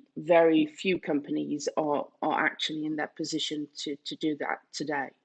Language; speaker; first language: English; non-native, fluent; Danish